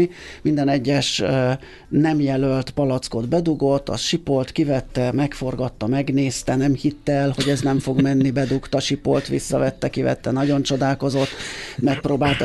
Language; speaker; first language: Hungarian; native; Hungarian